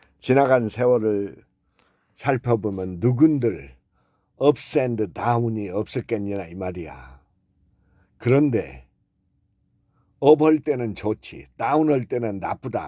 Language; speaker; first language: Korean; native; Korean